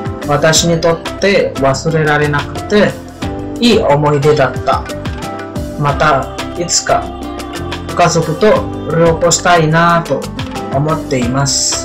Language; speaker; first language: Japanese; non-native, learner; Indonesian